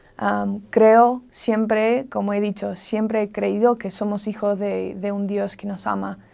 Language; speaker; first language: Spanish; non-native, fluent; English